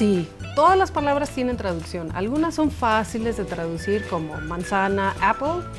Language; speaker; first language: Spanish; non-native, fluent; English